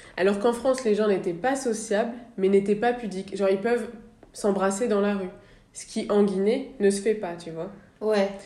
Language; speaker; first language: French; native; French